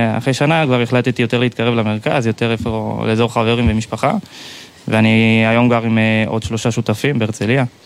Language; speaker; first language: Hebrew; early bilingual, heritage; Hebrew